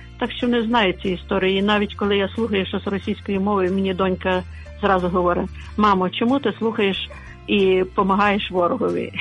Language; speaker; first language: Ukrainian; native; Ukrainian